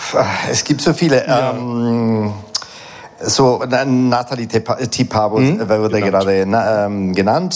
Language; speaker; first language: German; non-native, fluent; Italian